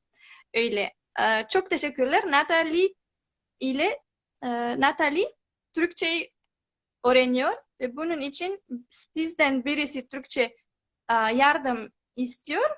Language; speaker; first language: Turkish; non-native, learner; Macedonian